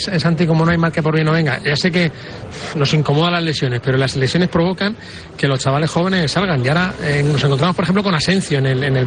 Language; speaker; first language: Spanish; native; Spanish